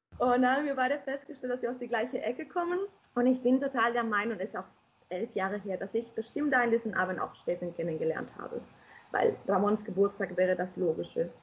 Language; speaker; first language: German; non-native, fluent; Spanish